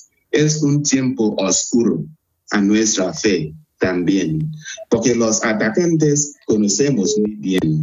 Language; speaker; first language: Spanish; non-native, fluent; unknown